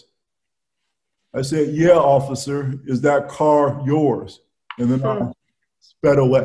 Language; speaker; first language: English; native; English